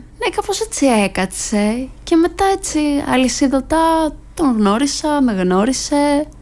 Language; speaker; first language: Greek; early bilingual, other home language; Albanian